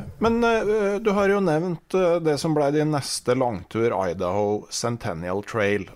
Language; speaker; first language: Norwegian; native; Norwegian